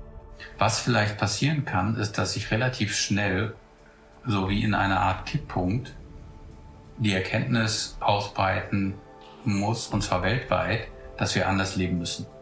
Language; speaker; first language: German; native; German